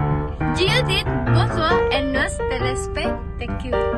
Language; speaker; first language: French; non-native, learner; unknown